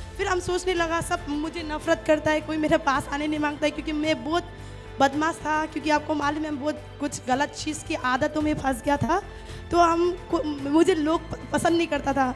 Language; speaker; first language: Hindi; non-native, local second language; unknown